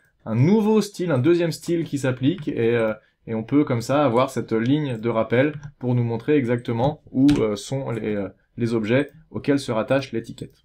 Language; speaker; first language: French; native; French